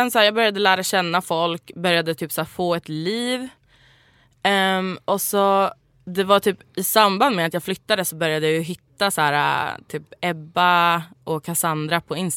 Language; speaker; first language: Swedish; native; Swedish